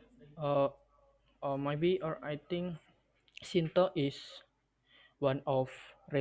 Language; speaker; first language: English; non-native, learner; Indonesian